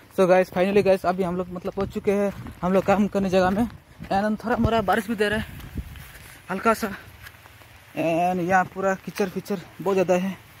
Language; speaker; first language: Hindi; non-native, local second language; Nepali